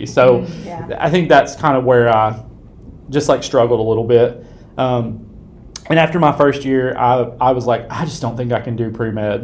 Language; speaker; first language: English; native; English